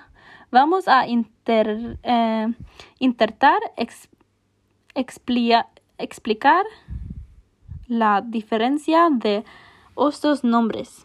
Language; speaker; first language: Spanish; non-native, fluent; Norwegian